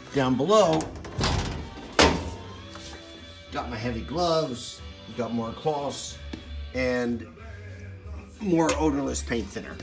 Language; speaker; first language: English; native; English